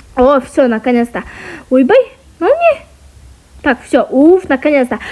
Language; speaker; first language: Russian; non-native, local second language; Kazakh